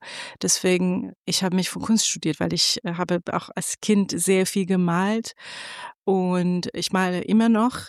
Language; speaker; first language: German; non-native, fluent; Persian